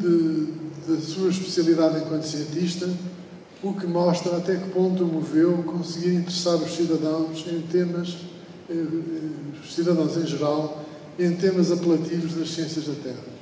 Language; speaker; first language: Portuguese; native; Portuguese